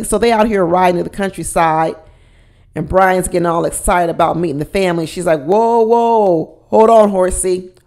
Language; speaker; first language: English; native; English